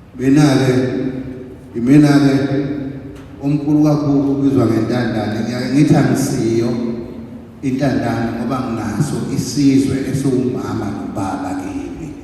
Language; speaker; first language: Zulu; native; Zulu